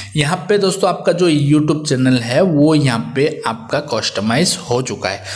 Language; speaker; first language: Hindi; native; Hindi